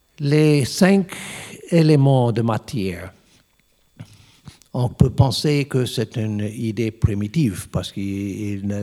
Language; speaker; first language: French; non-native, learner; English